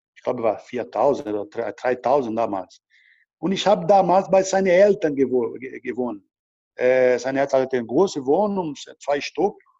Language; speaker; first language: German; non-native, learner; Portuguese